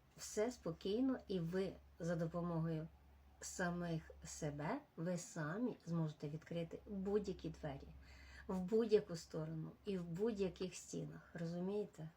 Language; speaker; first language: Ukrainian; non-native, local second language; Russian